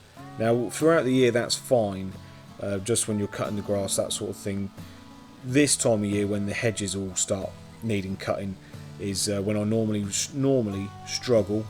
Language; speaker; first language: English; native; English